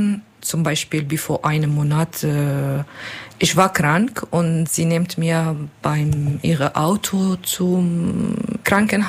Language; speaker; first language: German; non-native, learner; Turkish